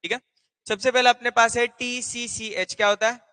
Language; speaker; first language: Hindi; non-native, local second language; Marathi